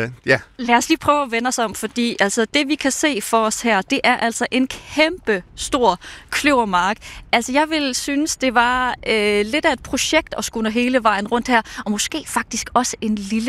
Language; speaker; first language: Danish; native; Danish